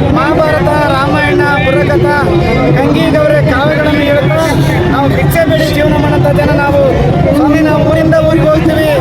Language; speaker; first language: Kannada; non-native, local second language; Telugu